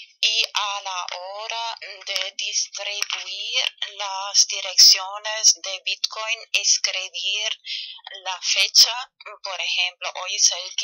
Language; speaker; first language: Spanish; non-native, fluent; German